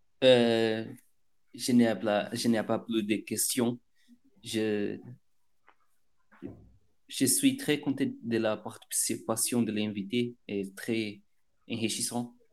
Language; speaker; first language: French; non-native, learner; Portuguese